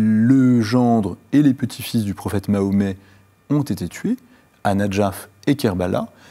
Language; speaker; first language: French; native; French